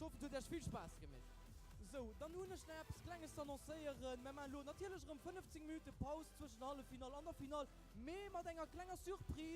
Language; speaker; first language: German; non-native, local second language; Luxembourgish